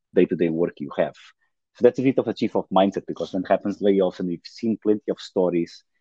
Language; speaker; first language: English; non-native, fluent; Portuguese